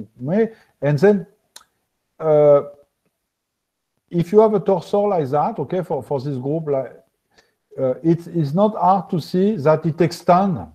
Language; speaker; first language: English; non-native, fluent; French